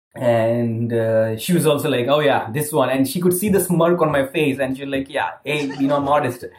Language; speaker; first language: English; non-native, local second language; Gujarati